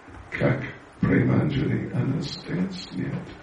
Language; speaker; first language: Russian; non-native, learner; English